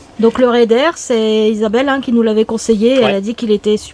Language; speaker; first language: French; native; French